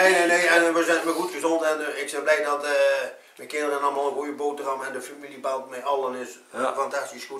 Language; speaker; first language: Dutch; native; Dutch